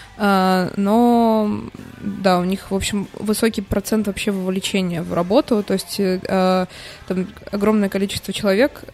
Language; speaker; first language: Russian; native; Russian